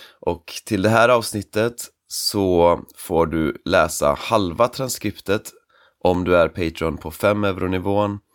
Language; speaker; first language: Swedish; native; Swedish